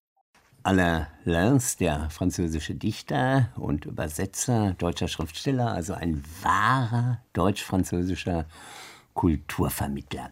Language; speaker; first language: German; native; German